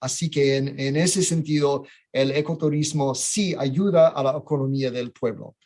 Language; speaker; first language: Spanish; non-native, fluent; English